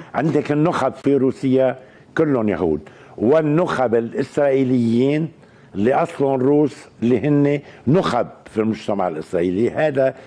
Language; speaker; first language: Arabic; native; Arabic